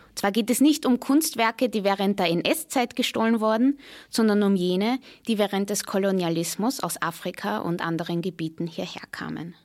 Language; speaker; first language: German; native; German